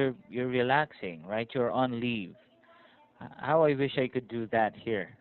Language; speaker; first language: English; non-native, fluent; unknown